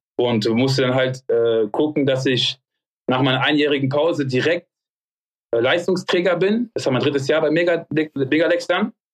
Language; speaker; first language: German; early bilingual, other home language; French